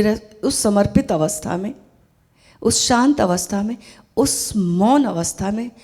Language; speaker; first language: Hindi; native; Hindi